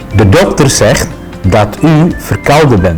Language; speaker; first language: Dutch; non-native, fluent; Indonesian